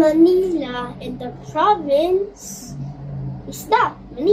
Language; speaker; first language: English; non-native, learner; Filipino